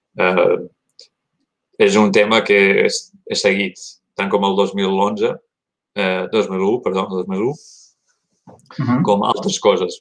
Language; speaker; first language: Catalan; early bilingual, heritage; Catalan